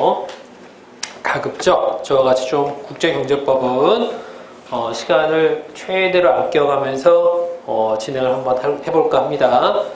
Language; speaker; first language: Korean; native; Korean